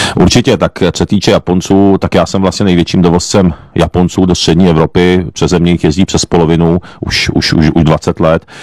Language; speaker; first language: Czech; early bilingual, other home language; Japanese